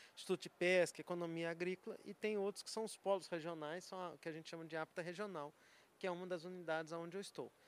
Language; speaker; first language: Portuguese; native; Portuguese